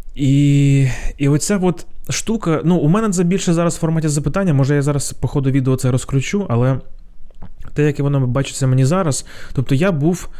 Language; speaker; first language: Ukrainian; non-native, local second language; Russian